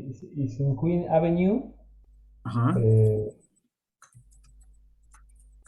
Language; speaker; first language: English; non-native, learner; Spanish